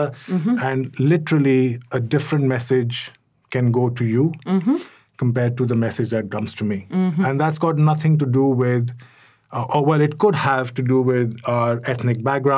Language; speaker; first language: English; non-native, local second language; Hindi